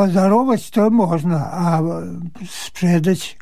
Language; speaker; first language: Polish; early bilingual, heritage; Polish